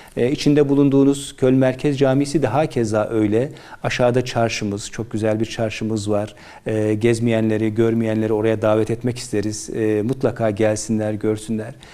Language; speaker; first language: Turkish; native; Turkish